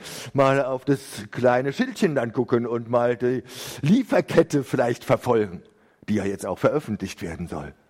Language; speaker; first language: German; native; German